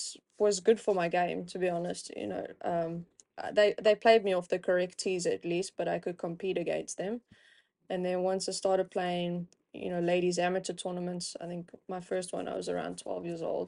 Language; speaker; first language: English; native; English